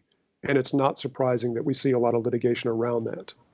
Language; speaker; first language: English; native; English